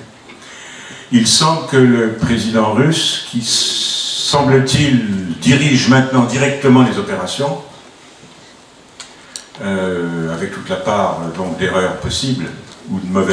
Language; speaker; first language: French; native; French